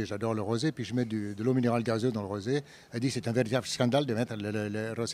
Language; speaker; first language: French; native; French